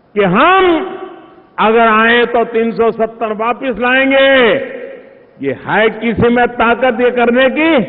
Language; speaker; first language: Hindi; non-native, local second language; Gujarati